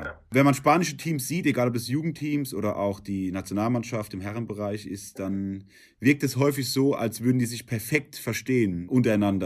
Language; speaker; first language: German; native; German